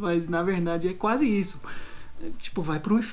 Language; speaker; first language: Portuguese; non-native, fluent; English